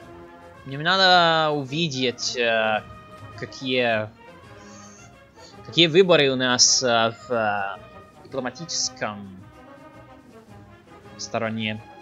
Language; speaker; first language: Russian; non-native, learner; English